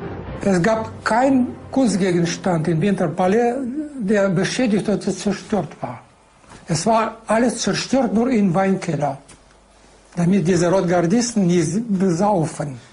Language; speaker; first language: German; non-native, fluent; Russian